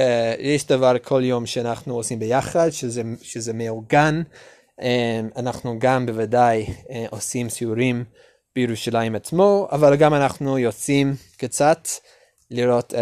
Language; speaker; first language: Hebrew; non-native, learner; English